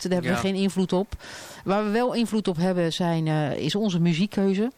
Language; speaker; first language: Dutch; native; Dutch